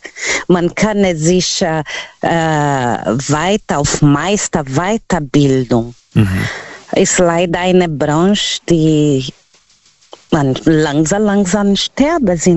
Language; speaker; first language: German; non-native, learner; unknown